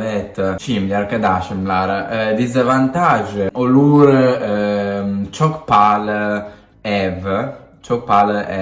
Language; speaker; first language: Turkish; non-native, learner; Italian